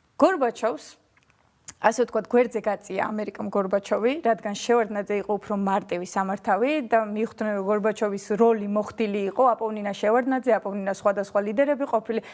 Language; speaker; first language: Georgian; early bilingual, heritage; Georgian